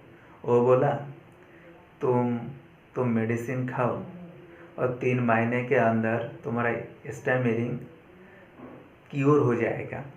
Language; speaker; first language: Hindi; non-native, local second language; Bangla